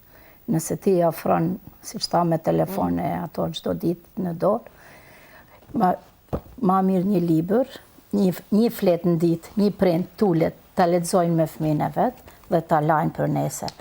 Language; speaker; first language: Albanian; native; Albanian